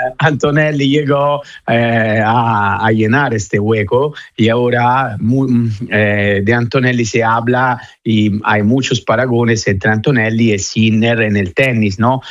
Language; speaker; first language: Spanish; non-native, fluent; Italian